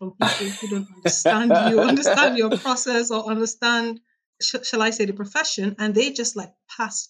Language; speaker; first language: English; non-native, local second language; Yoruba